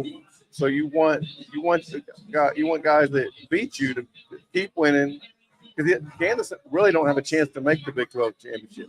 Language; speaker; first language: English; native; English